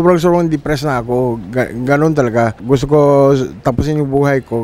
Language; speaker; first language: Filipino; non-native, learner; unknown